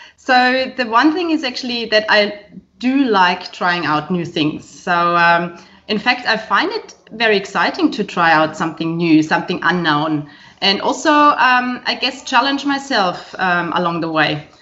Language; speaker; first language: English; non-native, fluent; German